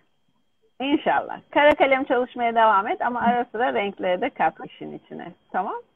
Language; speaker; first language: Turkish; native; Turkish